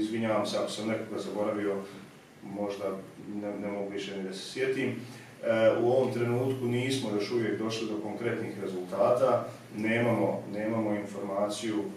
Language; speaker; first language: Bosnian; native; Bosnian